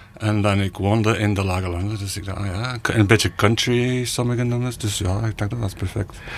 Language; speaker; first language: Dutch; non-native, fluent; English